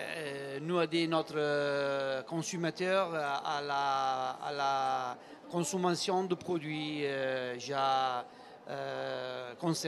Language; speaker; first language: French; non-native, learner; Italian